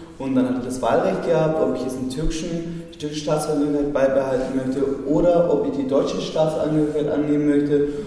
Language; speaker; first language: German; early bilingual, other home language; Kurdish